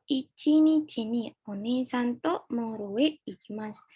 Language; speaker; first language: Japanese; non-native, fluent; Indonesian